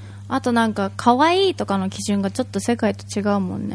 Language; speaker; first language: Japanese; native; Japanese